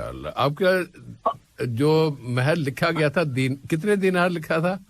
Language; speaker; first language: Urdu; native; Urdu